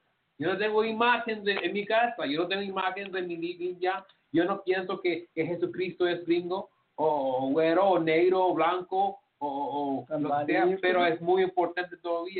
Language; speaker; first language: Spanish; early bilingual, heritage; Spanish